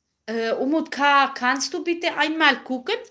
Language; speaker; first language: German; non-native, learner; Kurdish